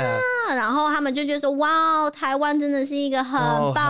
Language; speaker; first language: Chinese; native; Chinese